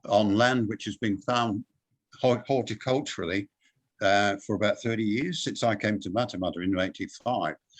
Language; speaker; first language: English; native; English